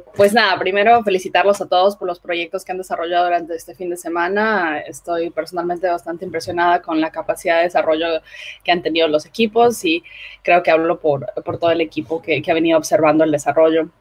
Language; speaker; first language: Spanish; native; Spanish